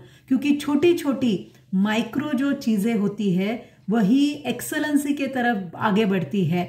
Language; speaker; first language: Hindi; non-native, local second language; Marathi